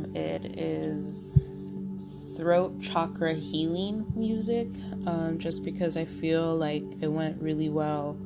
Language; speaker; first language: English; early bilingual, other home language; Spanish